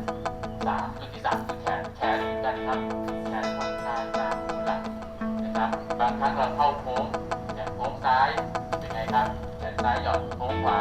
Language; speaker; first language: Thai; native; Thai